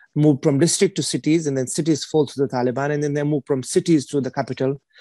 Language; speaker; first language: English; non-native, fluent; Persian